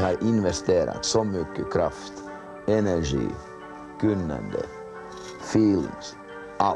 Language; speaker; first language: Swedish; non-native, local second language; Finnish